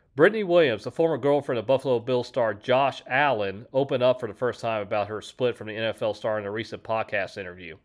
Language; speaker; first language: English; native; English